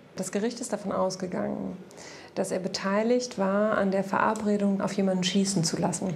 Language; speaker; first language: German; native; German